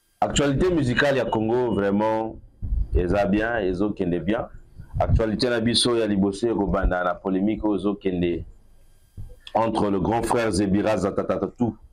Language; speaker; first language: Lingala; native; Lingala